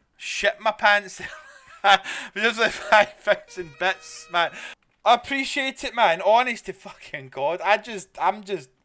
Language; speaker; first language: English; native; English